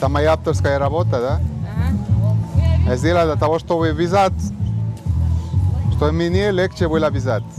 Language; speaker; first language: Russian; non-native, learner; Spanish